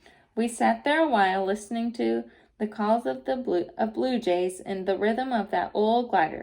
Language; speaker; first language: English; native; English